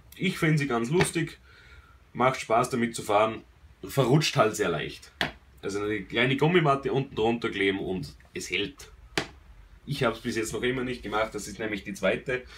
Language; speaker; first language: German; native; German